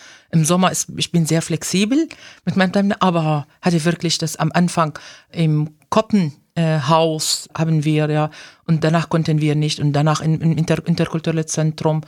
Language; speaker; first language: German; non-native, fluent; Arabic